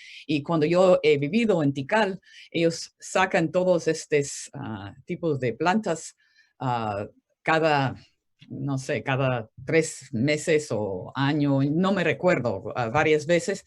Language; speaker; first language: Spanish; non-native, fluent; English